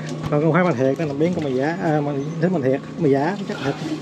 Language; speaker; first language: Vietnamese; early bilingual, other home language; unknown